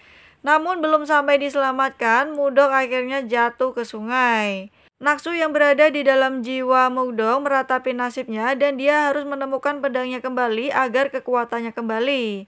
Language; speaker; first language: Indonesian; native; Indonesian